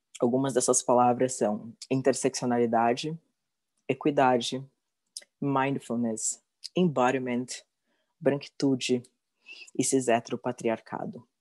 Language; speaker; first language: Portuguese; native; Portuguese